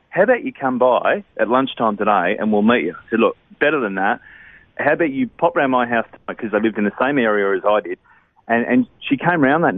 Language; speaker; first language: English; native; English